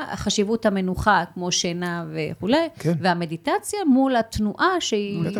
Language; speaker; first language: Hebrew; non-native, fluent; Russian